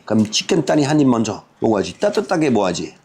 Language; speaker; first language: Korean; non-native, fluent; French